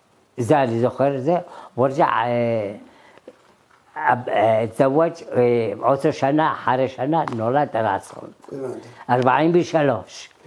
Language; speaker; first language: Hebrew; early bilingual, other home language; Arabic